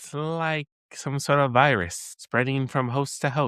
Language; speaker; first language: English; native; English